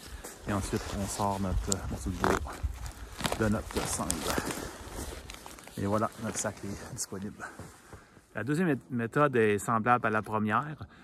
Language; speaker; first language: French; native; French